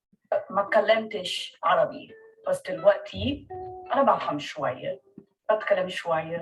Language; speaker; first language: Arabic; non-native, learner; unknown